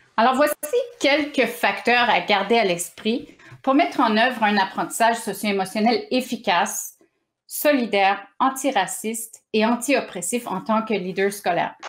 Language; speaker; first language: French; native; French